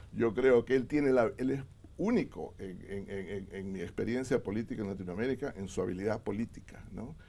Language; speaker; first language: Spanish; native; Spanish